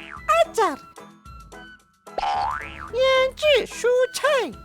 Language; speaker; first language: Chinese; non-native, learner; Indonesian